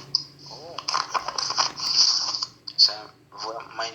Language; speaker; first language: French; non-native, local second language; Haitian Creole